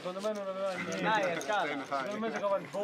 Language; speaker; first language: Italian; non-native, fluent; Albanian